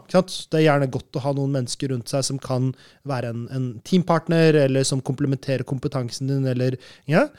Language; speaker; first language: Norwegian; early bilingual, other home language; Urdu